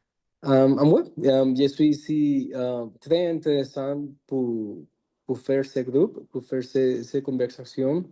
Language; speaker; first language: French; non-native, learner; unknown